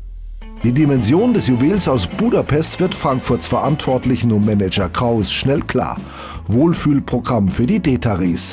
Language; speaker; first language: German; native; German